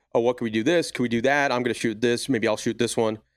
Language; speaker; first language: English; native; English